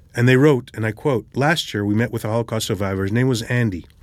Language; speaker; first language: English; early bilingual, other home language; Hebrew